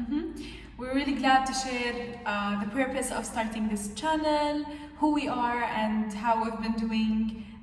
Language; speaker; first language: English; non-native, fluent; Arabic